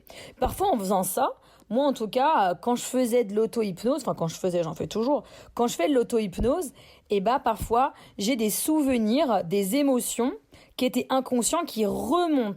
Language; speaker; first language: French; native; French